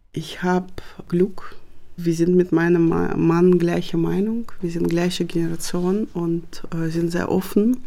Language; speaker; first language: German; non-native, fluent; Russian